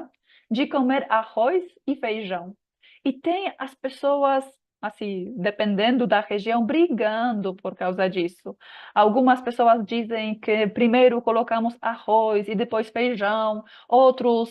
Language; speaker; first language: Portuguese; non-native, fluent; Polish